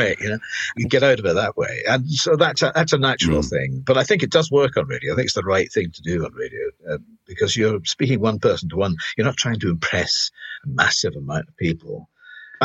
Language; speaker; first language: English; native; English